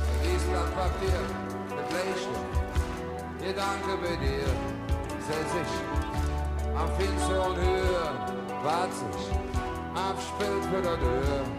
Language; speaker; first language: German; native; German